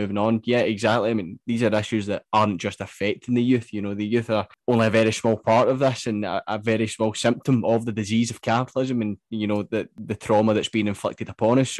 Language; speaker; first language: English; native; English